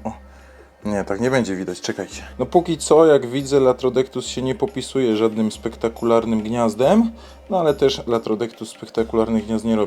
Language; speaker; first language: Polish; native; Polish